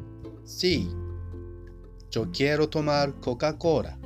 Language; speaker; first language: Spanish; non-native, fluent; Japanese